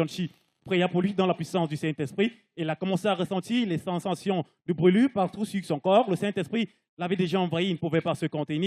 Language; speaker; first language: French; non-native, local second language; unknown